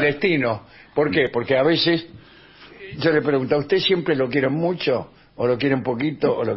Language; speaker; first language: Spanish; native; Spanish